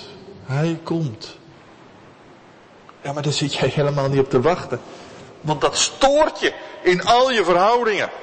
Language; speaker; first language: Dutch; native; Dutch